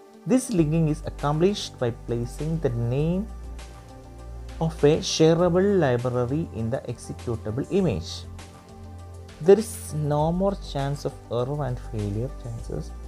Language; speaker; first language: English; non-native, local second language; Malayalam